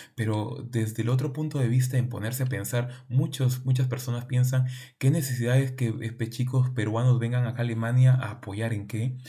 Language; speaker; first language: Spanish; native; Spanish